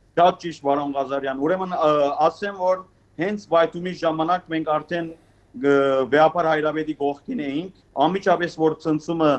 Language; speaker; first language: Armenian; early bilingual, heritage; Armenian